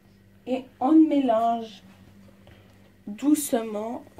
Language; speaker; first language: French; non-native, fluent; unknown